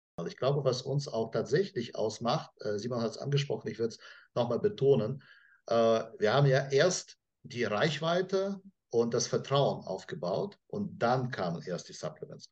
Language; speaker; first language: German; non-native, fluent; Russian